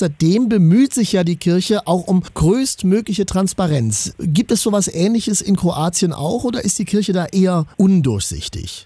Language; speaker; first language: German; native; German